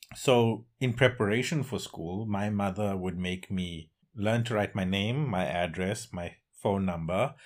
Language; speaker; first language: English; native; English